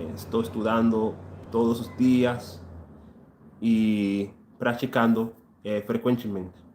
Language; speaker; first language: Portuguese; non-native, learner; English